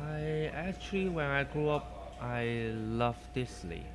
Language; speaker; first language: English; non-native, local second language; Cantonese